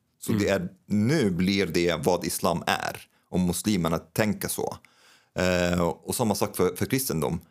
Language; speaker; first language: Swedish; non-native, fluent; Arabic